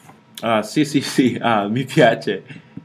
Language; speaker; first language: Italian; non-native, learner; English